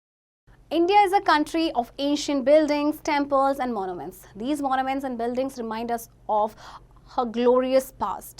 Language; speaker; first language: English; non-native, local second language; Hindi